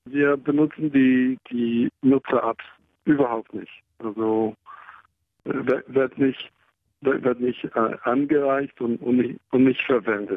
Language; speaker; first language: German; non-native, fluent; Hebrew